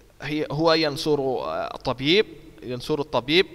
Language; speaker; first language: Arabic; non-native, fluent; Indonesian